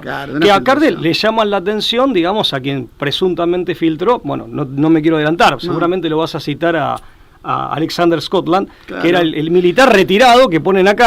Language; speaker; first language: Spanish; native; Spanish